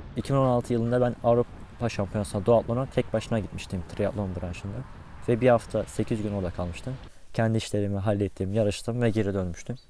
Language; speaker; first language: Turkish; native; Turkish